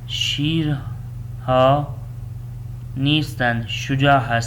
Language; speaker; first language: Persian; non-native, fluent; Urdu